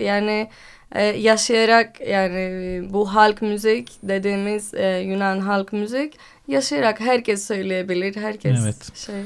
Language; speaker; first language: Turkish; non-native, fluent; Greek